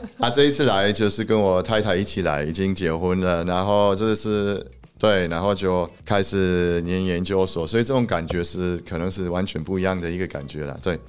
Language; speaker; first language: Chinese; non-native, fluent; German